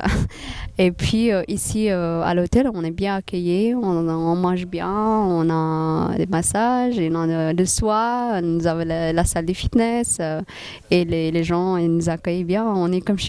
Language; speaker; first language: French; non-native, fluent; Tigrinya